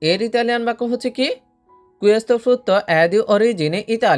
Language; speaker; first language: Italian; non-native, fluent; Bangla